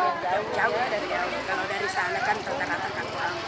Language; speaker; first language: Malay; non-native, local second language; Buginese